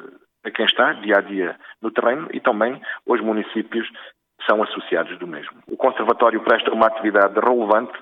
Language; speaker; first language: Portuguese; native; Portuguese